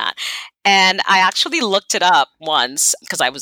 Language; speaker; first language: English; non-native, fluent; Haitian Creole